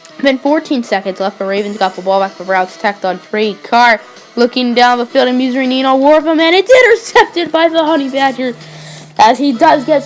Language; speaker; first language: English; native; English